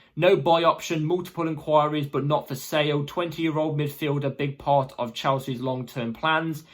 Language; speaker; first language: English; native; English